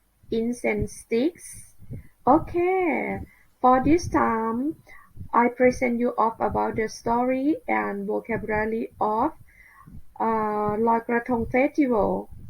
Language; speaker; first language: English; non-native, learner; Thai